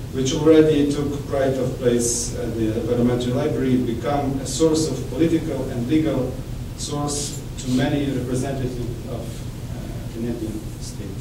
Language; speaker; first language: English; non-native, fluent; Ukrainian